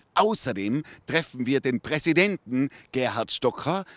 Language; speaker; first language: German; native; German